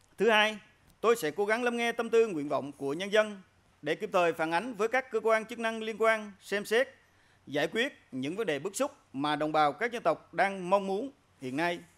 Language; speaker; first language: Vietnamese; non-native, local second language; Eastern Cham